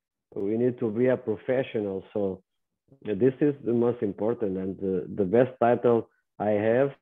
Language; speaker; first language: English; non-native, learner; Portuguese